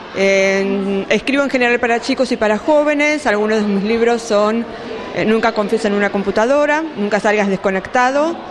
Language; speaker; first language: Spanish; native; Spanish